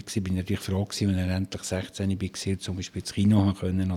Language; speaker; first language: German; native; German